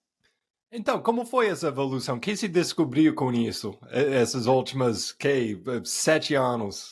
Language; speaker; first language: Portuguese; non-native, fluent; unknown